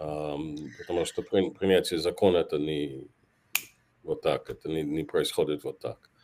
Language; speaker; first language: Russian; non-native, fluent; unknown